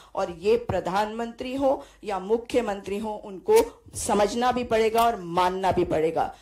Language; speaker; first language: Hindi; native; Hindi